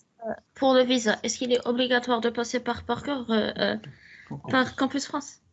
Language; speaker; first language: French; non-native, local second language; Arabic